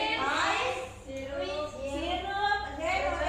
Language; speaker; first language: English; non-native, learner; Indonesian